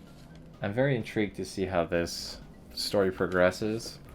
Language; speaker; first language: English; native; English